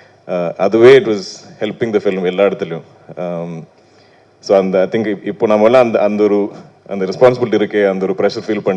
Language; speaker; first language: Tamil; non-native, local second language; Malayalam